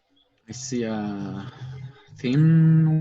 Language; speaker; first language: English; non-native, learner; Spanish